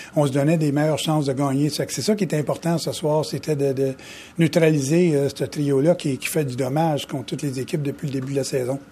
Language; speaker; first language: French; native; French